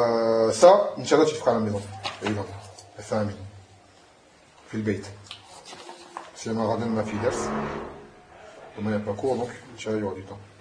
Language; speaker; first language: Arabic; non-native, fluent; French